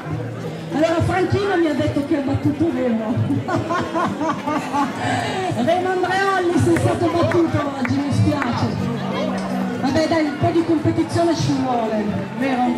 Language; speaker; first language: Italian; native; Italian